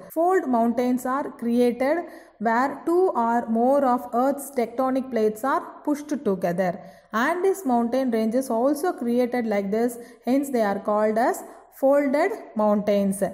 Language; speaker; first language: English; non-native, local second language; Tamil